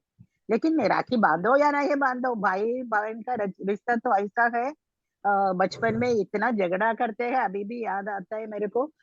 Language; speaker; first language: Hindi; non-native, local second language; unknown